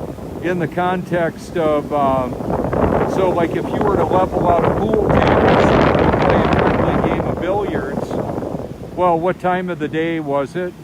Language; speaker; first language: English; native; English